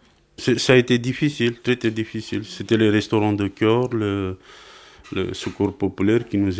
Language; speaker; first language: French; non-native, fluent; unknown